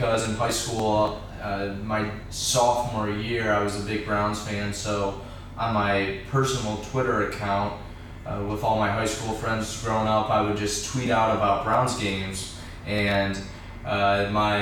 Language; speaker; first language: English; native; English